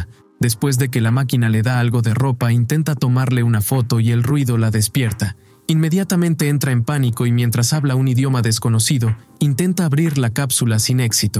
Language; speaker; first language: Spanish; native; Spanish